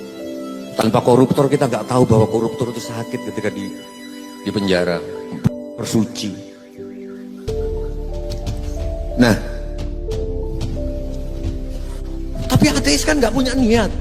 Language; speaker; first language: Indonesian; non-native, local second language; Javanese